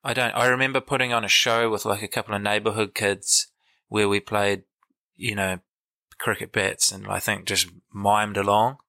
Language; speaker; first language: English; native; English